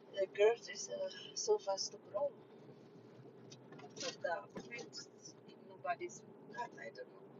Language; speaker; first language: English; non-native, local second language; Filipino